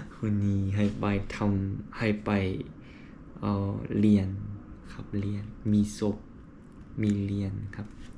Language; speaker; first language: Thai; non-native, learner; Korean